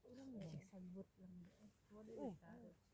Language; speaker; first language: English; non-native, learner; Cebuano